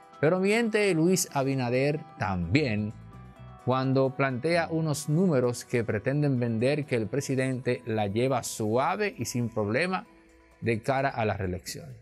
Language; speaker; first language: Spanish; native; Spanish